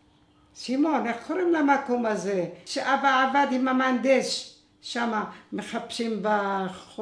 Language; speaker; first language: Hebrew; non-native, fluent; Arabic